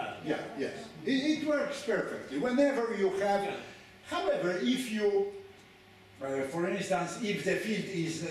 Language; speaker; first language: English; non-native, fluent; Polish